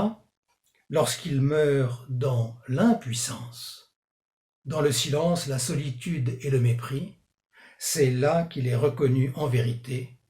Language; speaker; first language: French; native; French